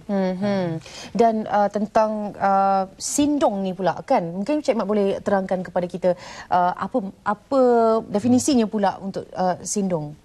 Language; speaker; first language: Malay; native; Malay